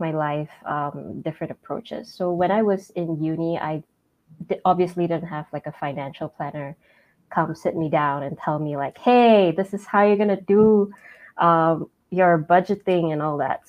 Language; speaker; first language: English; non-native, local second language; Min Nan Chinese